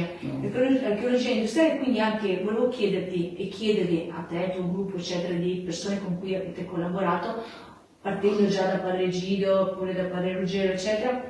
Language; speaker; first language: Italian; native; Italian